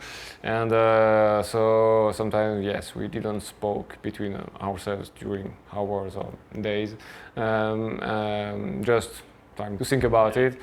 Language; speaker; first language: English; non-native, fluent; French